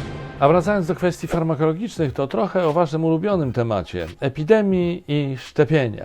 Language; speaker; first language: Polish; native; Polish